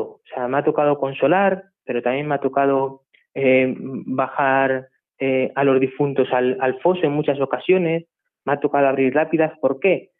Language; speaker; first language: Spanish; native; Spanish